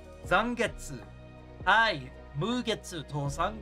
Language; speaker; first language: Japanese; non-native, learner; English